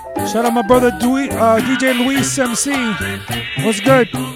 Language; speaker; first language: English; early bilingual, other home language; Spanish